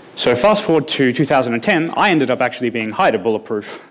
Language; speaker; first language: English; native; English